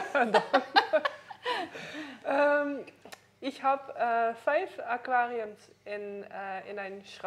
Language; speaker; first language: German; non-native, learner; Dutch